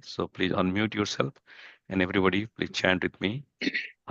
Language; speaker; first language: English; non-native, fluent; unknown